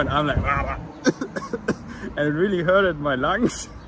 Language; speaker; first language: English; non-native, fluent; German